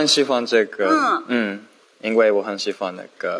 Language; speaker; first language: Chinese; non-native, learner; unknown